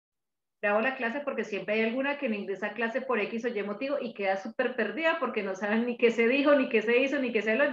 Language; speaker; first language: Spanish; native; Spanish